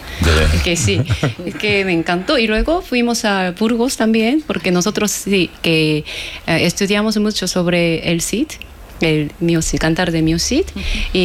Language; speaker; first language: Spanish; non-native, fluent; Korean